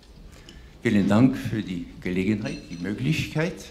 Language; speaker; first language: German; non-native, fluent; English